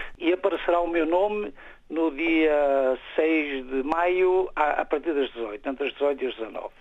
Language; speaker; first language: Portuguese; native; Portuguese